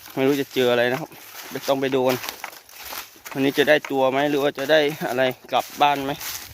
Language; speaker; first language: Thai; native; Thai